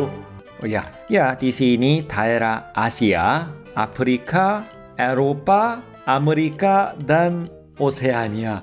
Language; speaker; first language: Indonesian; non-native, fluent; Korean